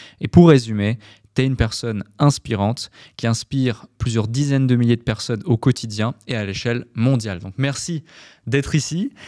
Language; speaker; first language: French; native; French